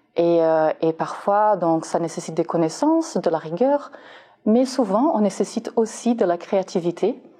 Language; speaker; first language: French; non-native, fluent; Portuguese